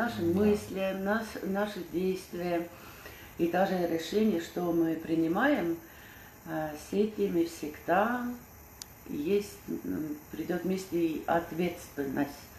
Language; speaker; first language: Russian; non-native, fluent; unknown